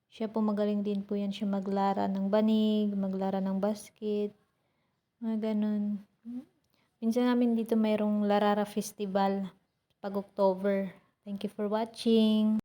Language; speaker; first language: Filipino; non-native, local second language; Waray